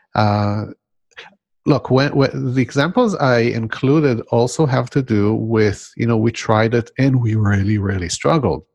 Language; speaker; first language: English; non-native, fluent; Hebrew